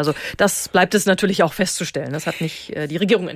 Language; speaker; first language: German; native; German